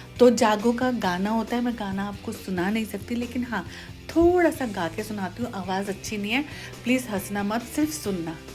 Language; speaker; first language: Hindi; native; Hindi